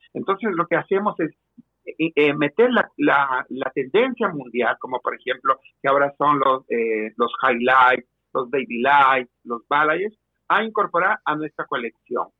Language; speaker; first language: Spanish; native; Spanish